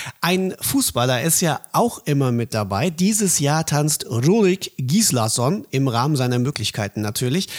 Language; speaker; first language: German; native; German